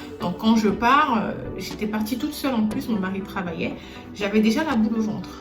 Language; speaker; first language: French; non-native, local second language; Lingala